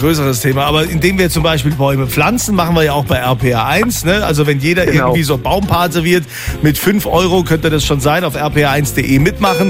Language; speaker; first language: German; native; German